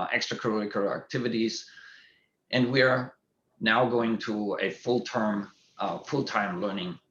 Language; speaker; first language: English; non-native, fluent; German